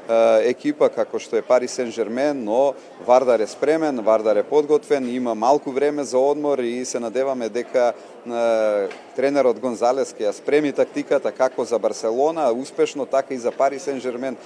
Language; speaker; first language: Macedonian; native; Macedonian